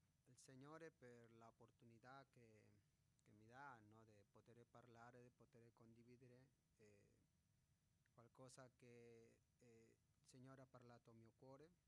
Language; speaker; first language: Italian; non-native, fluent; Spanish